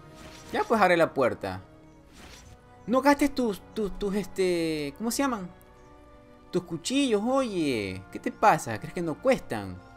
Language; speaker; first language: Spanish; native; Spanish